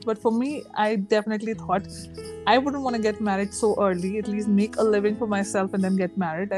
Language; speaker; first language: English; non-native, local second language; Urdu